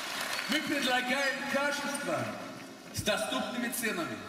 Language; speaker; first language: Russian; non-native, fluent; Swedish